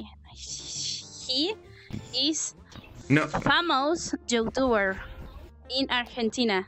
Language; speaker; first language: English; non-native, learner; Spanish